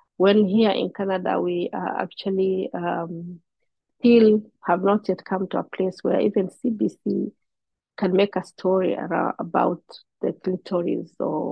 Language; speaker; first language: English; non-native, local second language; Somali